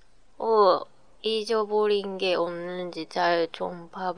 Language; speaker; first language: Korean; non-native, learner; Japanese